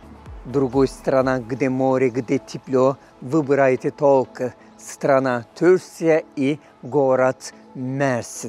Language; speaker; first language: Russian; non-native, fluent; Turkish